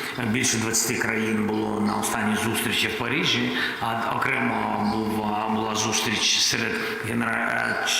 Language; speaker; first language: Ukrainian; non-native, local second language; Russian